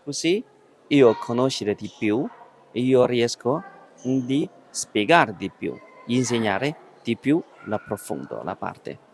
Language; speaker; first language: Italian; non-native, learner; Chinese